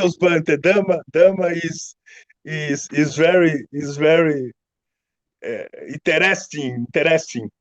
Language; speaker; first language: English; non-native, learner; Portuguese